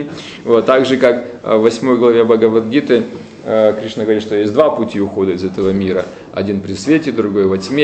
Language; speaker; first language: Russian; native; Russian